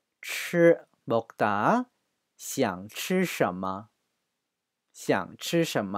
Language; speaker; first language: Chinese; non-native, fluent; Korean